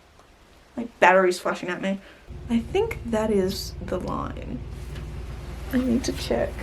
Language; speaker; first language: English; native; English